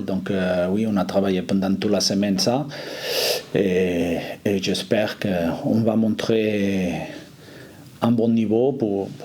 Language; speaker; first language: French; non-native, fluent; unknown